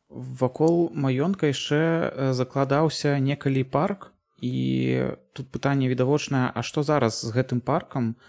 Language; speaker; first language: Belarusian; native; Belarusian